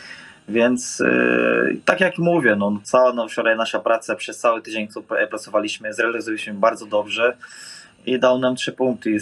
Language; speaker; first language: Polish; non-native, fluent; Portuguese